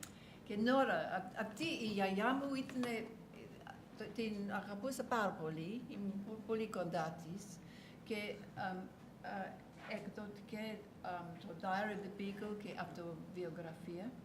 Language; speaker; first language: Greek; non-native, learner; English